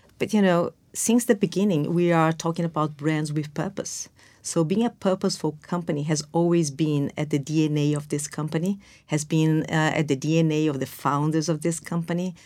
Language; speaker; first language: English; non-native, fluent; Portuguese